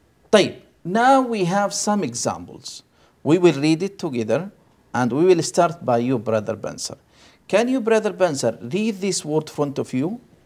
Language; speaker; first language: English; non-native, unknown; Arabic